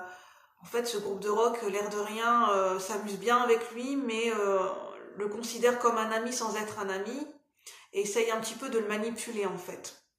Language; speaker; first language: French; native; French